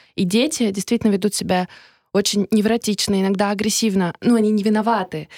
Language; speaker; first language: Russian; native; Russian